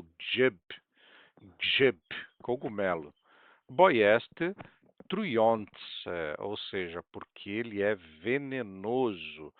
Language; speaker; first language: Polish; non-native, fluent; Portuguese